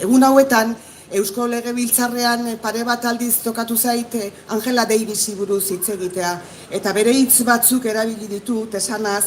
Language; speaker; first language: Basque; native; Basque